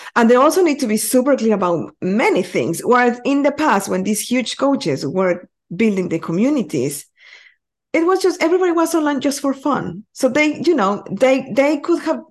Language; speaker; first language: English; non-native, fluent; Spanish